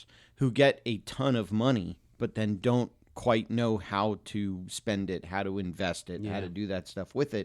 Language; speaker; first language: English; native; English